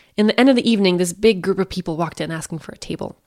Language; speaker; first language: English; non-native, fluent; Swedish